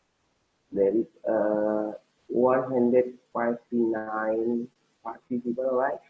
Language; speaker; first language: English; non-native, learner; Indonesian